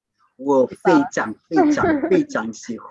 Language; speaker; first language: Chinese; non-native, fluent; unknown